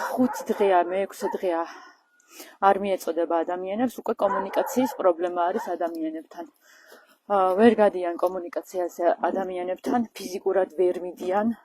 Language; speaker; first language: Georgian; native; Georgian